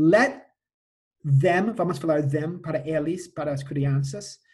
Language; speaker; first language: Portuguese; non-native, fluent; English